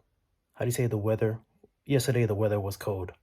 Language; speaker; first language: English; early bilingual, other home language; Vietnamese